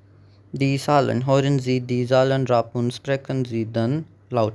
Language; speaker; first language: German; non-native, learner; Hindi